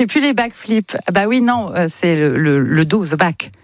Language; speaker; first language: French; native; French